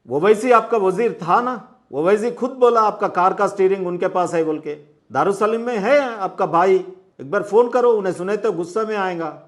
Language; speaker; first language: Hindi; non-native, local second language; Telugu